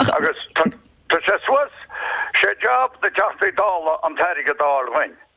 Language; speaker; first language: Irish; native; Irish